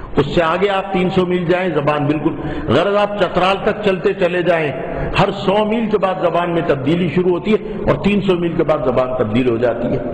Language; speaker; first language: Urdu; native; Urdu